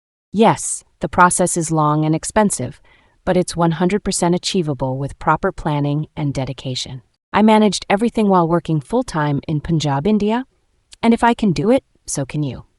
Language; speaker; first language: English; non-native, local second language; Punjabi